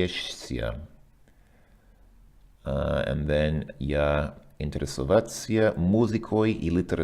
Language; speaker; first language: Russian; non-native, fluent; English